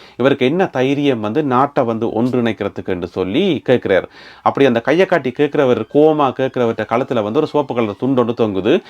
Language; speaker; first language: Tamil; native; Tamil